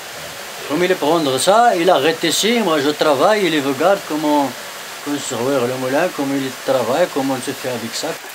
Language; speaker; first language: French; non-native, learner; Berber languages